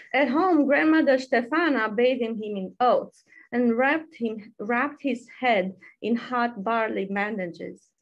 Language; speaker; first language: English; non-native, fluent; Romanian